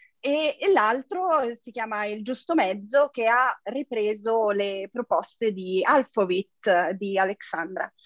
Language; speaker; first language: Italian; native; Italian